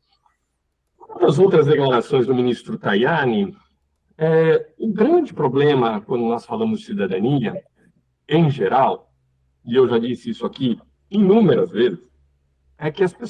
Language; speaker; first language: Portuguese; native; Portuguese